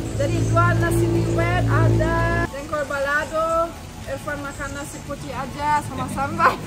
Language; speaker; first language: Indonesian; non-native, fluent; German